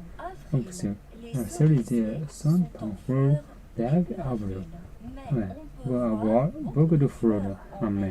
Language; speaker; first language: French; non-native, learner; Japanese